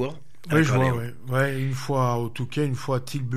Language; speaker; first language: French; native; French